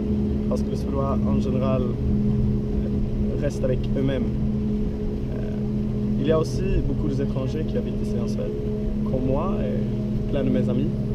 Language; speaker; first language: French; non-native, learner; Swedish